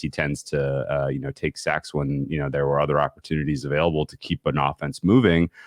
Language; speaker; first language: English; native; English